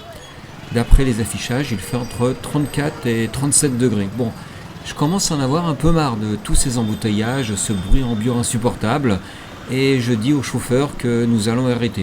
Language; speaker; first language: French; native; French